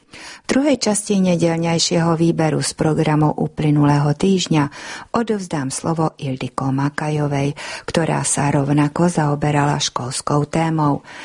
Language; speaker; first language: Slovak; non-native, local second language; Hungarian